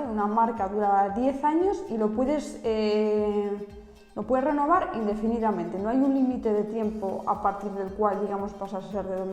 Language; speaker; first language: Spanish; native; Spanish